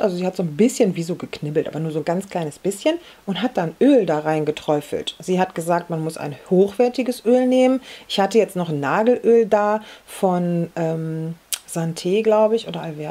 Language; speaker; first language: German; native; German